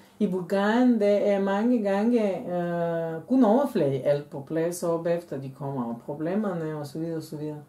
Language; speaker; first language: Danish; non-native, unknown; Bulgarian